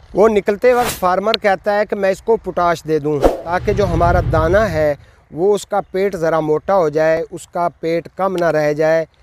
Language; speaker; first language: Urdu; non-native, local second language; Punjabi